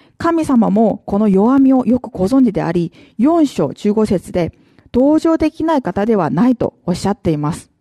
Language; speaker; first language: Japanese; non-native, fluent; Korean